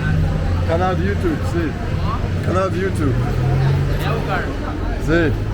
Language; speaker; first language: Spanish; non-native, learner; English